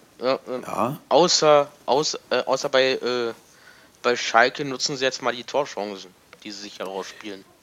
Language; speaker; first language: German; native; German